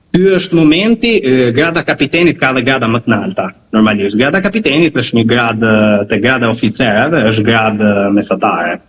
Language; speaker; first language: Albanian; native; Albanian